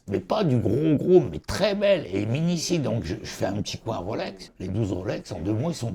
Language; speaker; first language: French; native; French